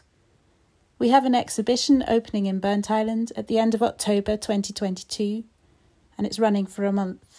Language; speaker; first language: English; native; English